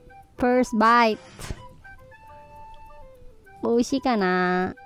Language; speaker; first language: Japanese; non-native, fluent; Filipino